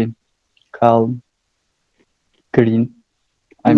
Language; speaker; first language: English; non-native, learner; Turkish